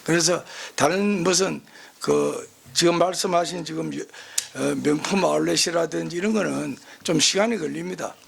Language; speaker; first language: Korean; native; Korean